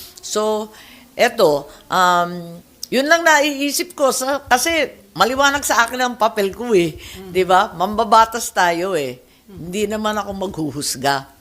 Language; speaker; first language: Filipino; native; Filipino